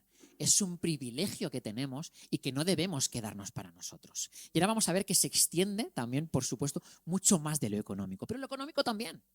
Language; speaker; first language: Spanish; native; Spanish